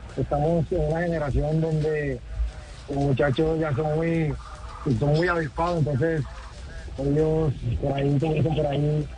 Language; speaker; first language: Spanish; native; Spanish